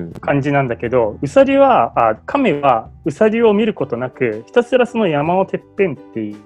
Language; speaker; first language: Japanese; native; Japanese